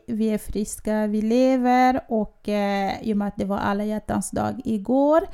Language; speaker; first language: Swedish; early bilingual, other home language; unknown